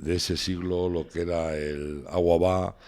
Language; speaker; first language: Spanish; native; Spanish